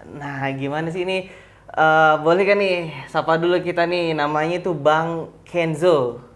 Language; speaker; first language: Indonesian; native; Indonesian